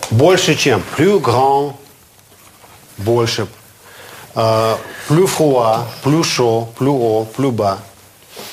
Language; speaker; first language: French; non-native, fluent; Russian